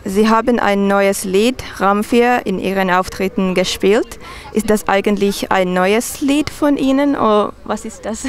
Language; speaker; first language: German; non-native, fluent; Finnish